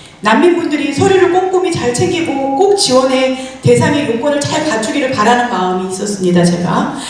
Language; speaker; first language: Korean; native; Korean